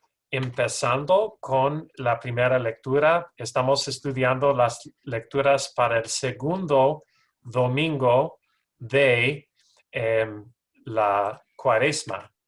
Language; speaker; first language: Spanish; non-native, learner; English